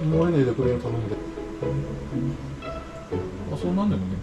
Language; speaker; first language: Japanese; native; Japanese